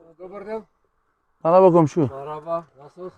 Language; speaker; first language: Turkish; non-native, learner; Bulgarian